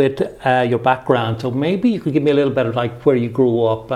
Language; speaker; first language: English; native; English